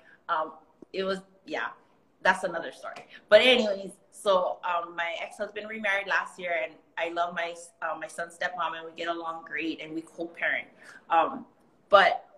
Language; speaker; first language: English; early bilingual, other home language; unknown